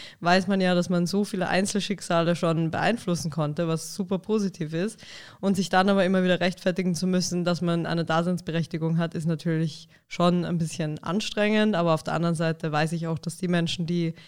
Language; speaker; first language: German; native; German